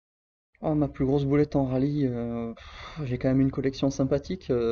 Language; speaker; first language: French; native; French